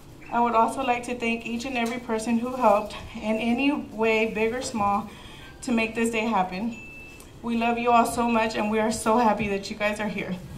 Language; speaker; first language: English; early bilingual, other home language; Spanish